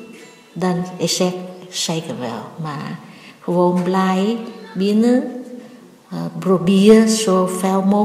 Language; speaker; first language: Dutch; non-native, learner; Vietnamese